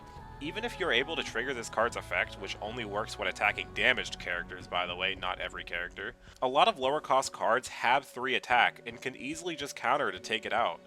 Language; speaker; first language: English; native; English